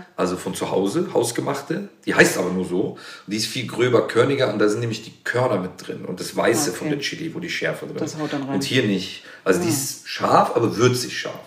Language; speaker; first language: German; native; German